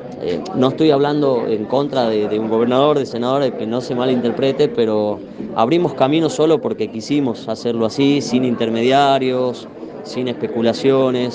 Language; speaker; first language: Spanish; native; Spanish